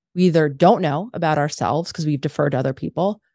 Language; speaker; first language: English; native; English